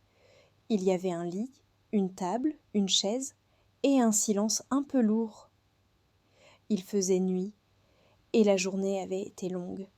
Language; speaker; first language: French; non-native, fluent; Hindi